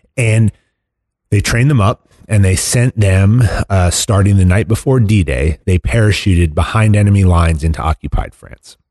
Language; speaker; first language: English; native; English